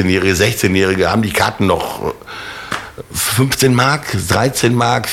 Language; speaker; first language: German; native; German